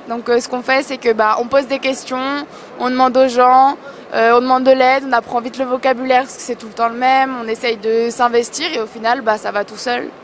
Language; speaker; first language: French; native; French